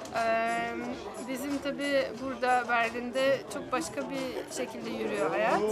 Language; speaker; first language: Turkish; non-native, fluent; Polish